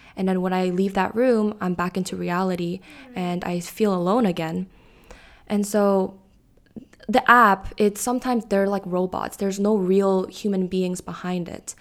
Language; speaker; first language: English; early bilingual, other home language; Korean